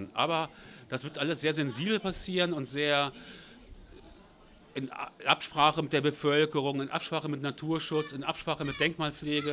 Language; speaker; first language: German; native; German